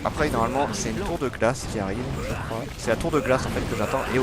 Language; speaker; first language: French; native; French